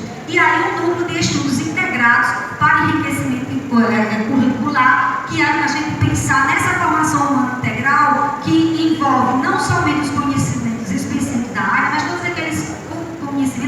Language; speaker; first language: Portuguese; native; Portuguese